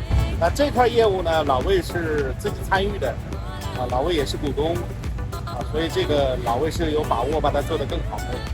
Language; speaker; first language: Chinese; native; Chinese